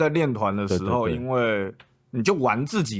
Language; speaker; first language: Chinese; native; Chinese